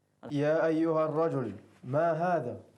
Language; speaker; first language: Arabic; non-native, learner; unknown